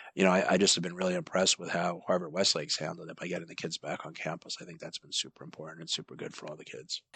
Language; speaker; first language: English; native; English